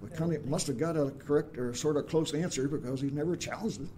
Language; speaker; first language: English; native; English